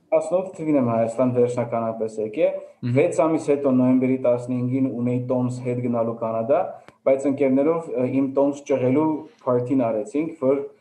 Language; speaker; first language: Armenian; early bilingual, heritage; Armenian